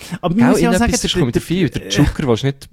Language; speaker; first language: German; native; German